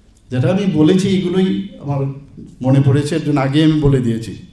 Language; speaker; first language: Bangla; native; Bangla